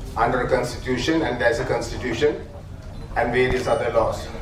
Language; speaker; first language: English; non-native, local second language; Sinhala